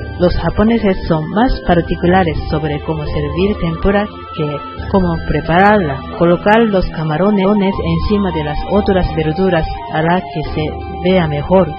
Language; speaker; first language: Spanish; non-native, learner; Japanese